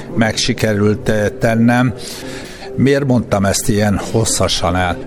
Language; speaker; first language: Hungarian; native; Hungarian